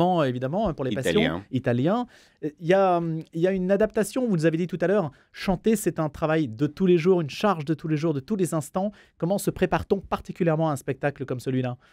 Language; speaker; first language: French; native; French